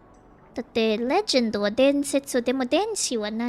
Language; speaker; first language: Japanese; non-native, learner; Filipino